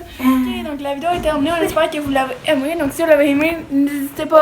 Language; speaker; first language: French; native; French